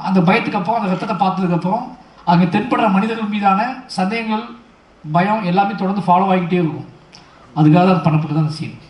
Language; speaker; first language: Tamil; native; Tamil